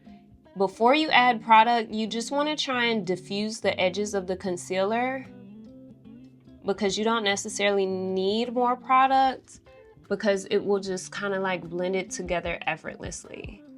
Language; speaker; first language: English; native; English